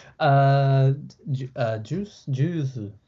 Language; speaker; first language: Japanese; non-native, learner; English